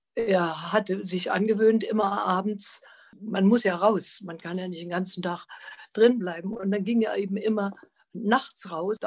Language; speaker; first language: German; native; German